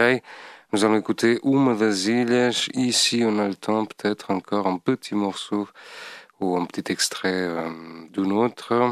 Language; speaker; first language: French; non-native, fluent; Portuguese